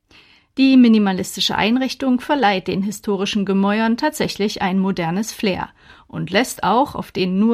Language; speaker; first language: German; native; German